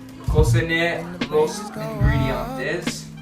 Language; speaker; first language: Spanish; non-native, learner; English